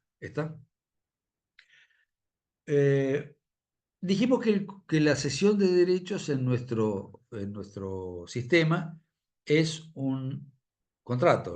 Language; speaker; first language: Spanish; native; Spanish